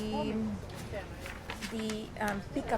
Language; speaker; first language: Portuguese; non-native, learner; English